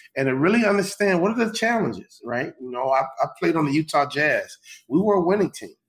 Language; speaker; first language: English; native; English